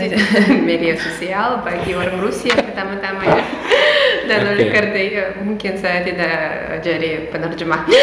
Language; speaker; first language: Indonesian; non-native, fluent; Russian